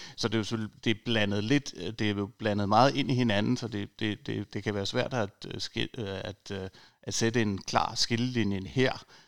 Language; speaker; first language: Danish; native; Danish